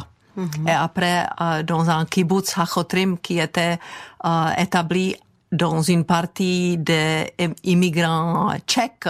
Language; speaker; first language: French; non-native, fluent; Czech